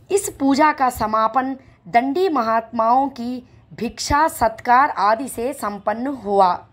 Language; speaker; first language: Hindi; non-native, local second language; Telugu